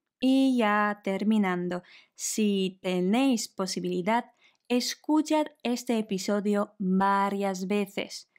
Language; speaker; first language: Spanish; non-native, fluent; Polish